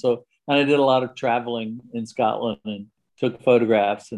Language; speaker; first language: English; native; English